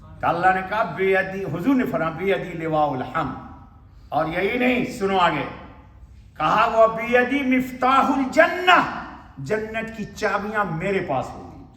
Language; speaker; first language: Urdu; native; Urdu